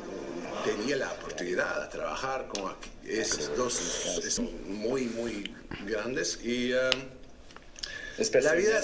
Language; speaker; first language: Spanish; non-native, learner; English